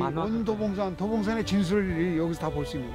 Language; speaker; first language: Korean; native; Korean